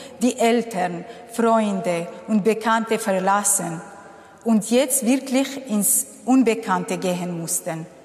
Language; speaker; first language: German; non-native, fluent; Kurdish